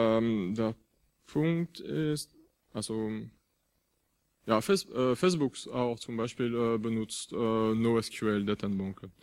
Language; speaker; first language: German; non-native, fluent; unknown